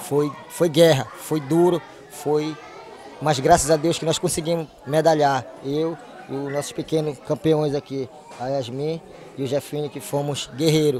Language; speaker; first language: Portuguese; native; Portuguese